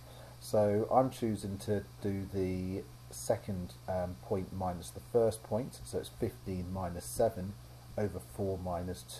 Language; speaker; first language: English; native; English